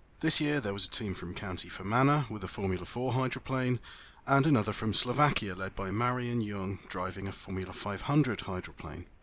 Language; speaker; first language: English; native; English